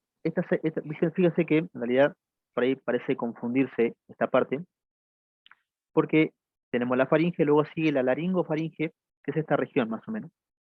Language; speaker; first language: Spanish; native; Spanish